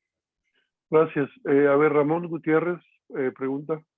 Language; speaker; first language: Spanish; native; Spanish